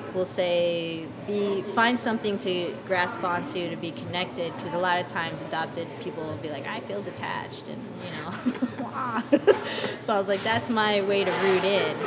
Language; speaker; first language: English; native; English